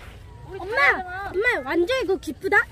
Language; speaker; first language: Korean; early bilingual, other home language; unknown